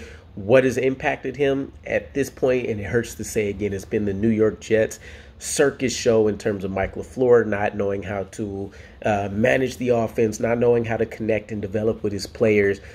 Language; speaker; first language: English; native; English